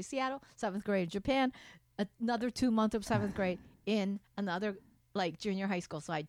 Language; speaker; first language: English; non-native, fluent; Japanese